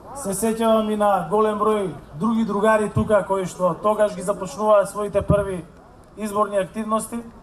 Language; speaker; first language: Macedonian; native; Macedonian